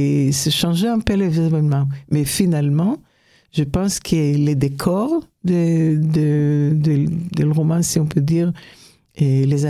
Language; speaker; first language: French; non-native, fluent; Hebrew